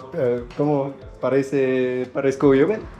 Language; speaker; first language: Spanish; non-native, learner; French